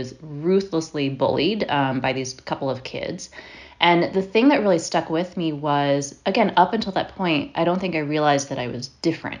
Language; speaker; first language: English; native; English